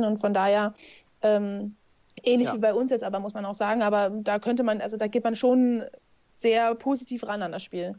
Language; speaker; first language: German; native; German